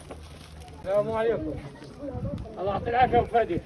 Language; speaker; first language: Arabic; native; Arabic